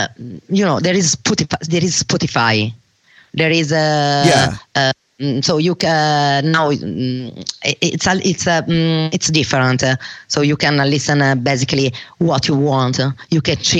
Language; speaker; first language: English; non-native, learner; Russian